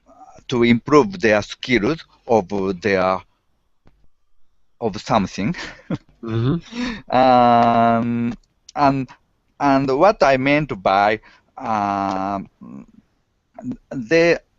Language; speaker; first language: English; non-native, learner; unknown